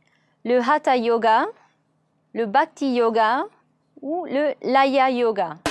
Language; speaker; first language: French; non-native, fluent; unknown